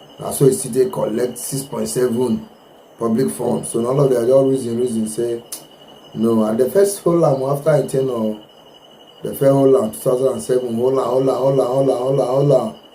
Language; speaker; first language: Nigerian Pidgin; non-native, local second language; Igbo